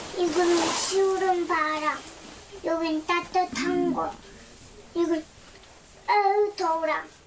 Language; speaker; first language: Korean; early bilingual, other home language; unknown